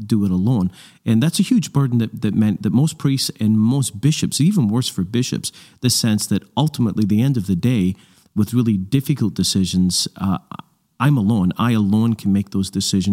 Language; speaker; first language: English; native; English